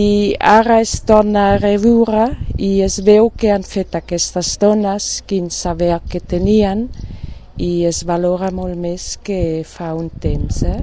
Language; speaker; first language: Catalan; non-native, fluent; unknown